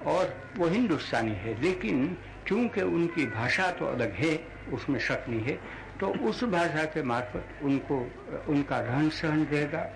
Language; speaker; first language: Hindi; non-native, local second language; Gujarati